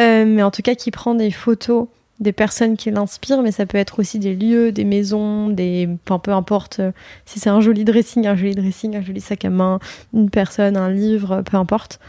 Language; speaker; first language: French; native; French